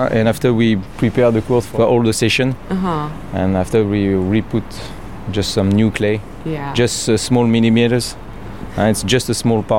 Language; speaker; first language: English; non-native, learner; French